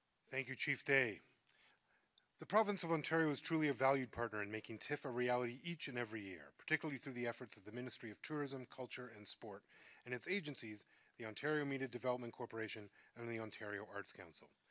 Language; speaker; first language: English; native; English